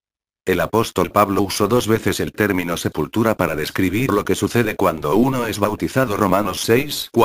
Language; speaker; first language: Spanish; native; Spanish